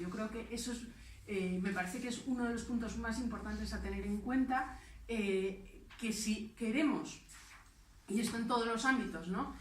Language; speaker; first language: Spanish; early bilingual, other home language; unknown